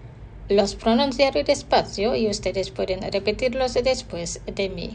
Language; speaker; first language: Spanish; non-native, fluent; Indonesian